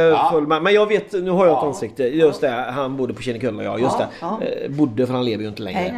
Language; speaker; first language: Swedish; native; Swedish